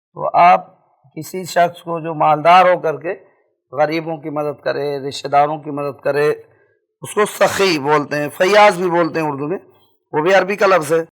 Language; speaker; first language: Urdu; native; Urdu